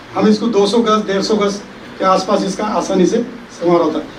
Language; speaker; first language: Hindi; non-native, local second language; Marathi